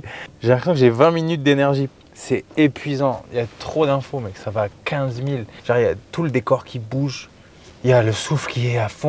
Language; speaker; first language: French; native; French